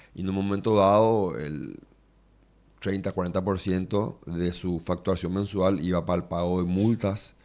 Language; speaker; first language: Spanish; native; Spanish